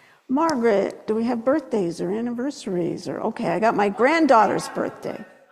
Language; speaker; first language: English; native; English